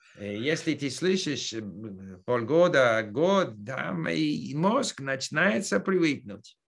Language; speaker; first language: Russian; non-native, learner; English